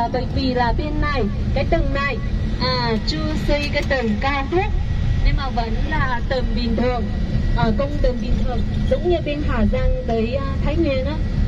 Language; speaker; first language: Vietnamese; non-native, fluent; Chinese